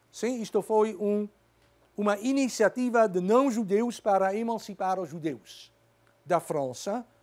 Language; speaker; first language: Portuguese; non-native, fluent; Dutch